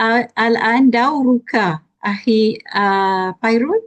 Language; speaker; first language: Arabic; non-native, learner; Malay